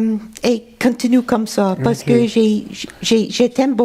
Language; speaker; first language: French; non-native, local second language; English